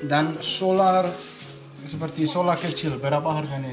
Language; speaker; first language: Indonesian; non-native, learner; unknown